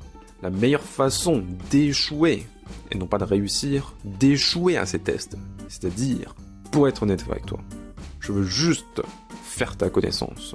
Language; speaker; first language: French; native; French